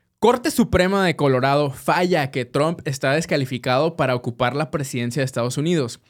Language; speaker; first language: Spanish; native; Spanish